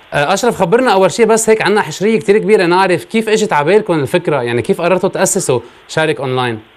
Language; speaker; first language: Arabic; native; Arabic